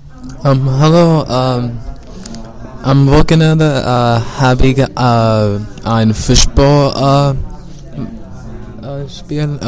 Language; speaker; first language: German; non-native, learner; English